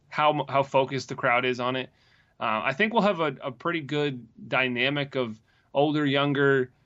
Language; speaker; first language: English; native; English